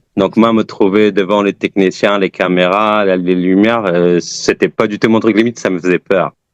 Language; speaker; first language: French; early bilingual, other home language; Persian